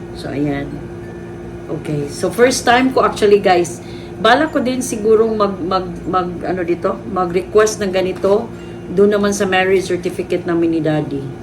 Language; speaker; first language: Filipino; native; Filipino